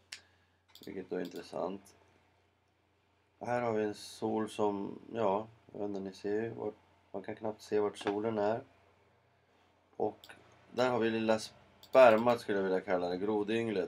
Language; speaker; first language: Swedish; native; Swedish